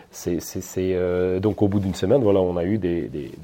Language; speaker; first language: French; non-native, fluent; Hungarian